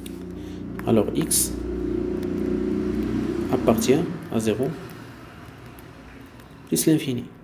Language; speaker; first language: French; non-native, local second language; Arabic